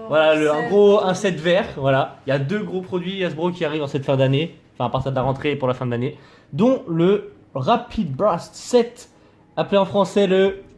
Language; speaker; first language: French; native; French